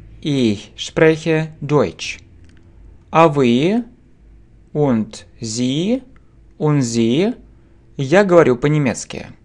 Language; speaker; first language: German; non-native, fluent; Russian